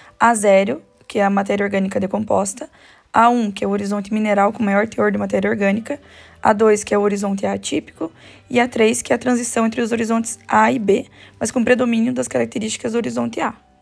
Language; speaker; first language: Portuguese; native; Portuguese